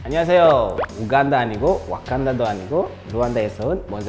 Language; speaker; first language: Korean; non-native, fluent; Kinyarwanda